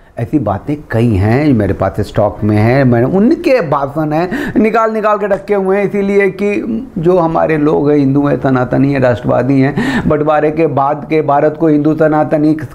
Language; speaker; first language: Hindi; native; Hindi